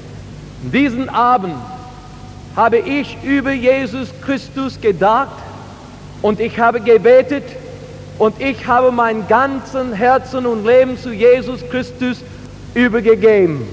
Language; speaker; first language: German; non-native, learner; English